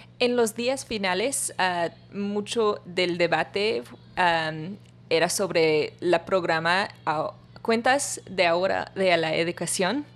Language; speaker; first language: Spanish; non-native, learner; English